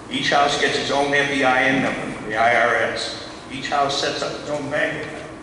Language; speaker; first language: English; native; English